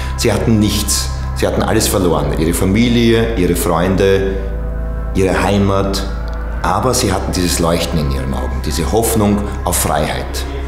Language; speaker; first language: German; native; German